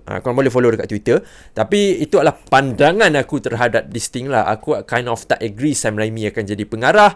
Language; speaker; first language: Malay; native; Malay